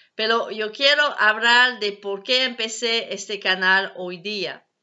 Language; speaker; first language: Spanish; non-native, learner; French